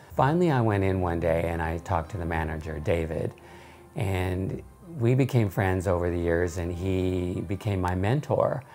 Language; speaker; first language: English; native; English